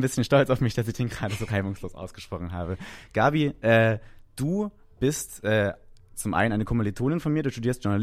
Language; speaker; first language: German; native; German